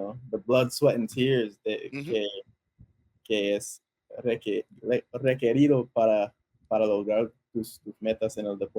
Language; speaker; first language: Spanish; early bilingual, heritage; English